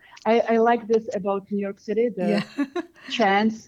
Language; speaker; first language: English; non-native, fluent; Czech